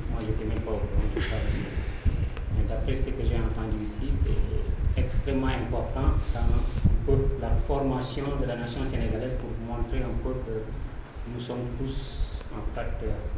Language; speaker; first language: French; non-native, local second language; Wolof